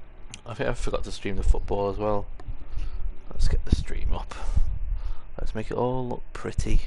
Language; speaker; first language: English; native; English